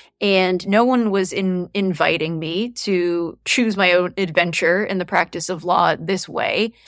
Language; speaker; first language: English; native; English